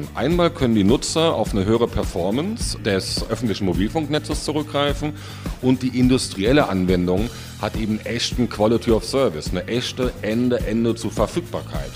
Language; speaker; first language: German; native; German